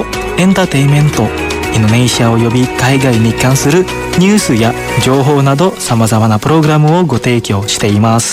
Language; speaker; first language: Japanese; non-native, fluent; Indonesian